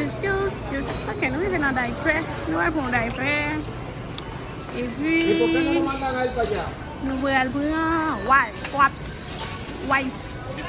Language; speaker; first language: French; non-native, learner; Haitian Creole